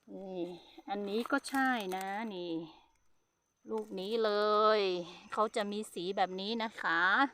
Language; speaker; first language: Thai; non-native, local second language; Hmong